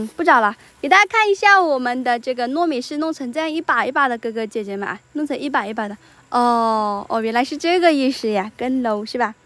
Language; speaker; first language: Chinese; non-native, local second language; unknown